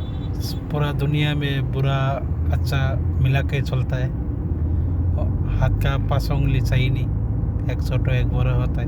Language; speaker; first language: Hindi; non-native, learner; Bangla